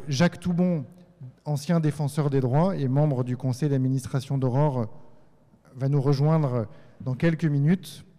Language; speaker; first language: French; native; French